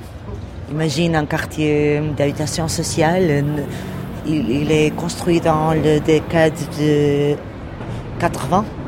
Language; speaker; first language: French; non-native, learner; Portuguese